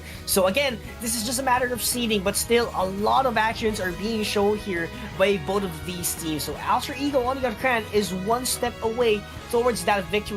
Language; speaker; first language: English; non-native, local second language; Filipino